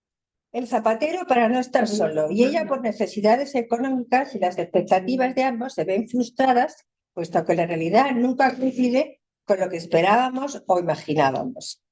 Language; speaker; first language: Spanish; native; Spanish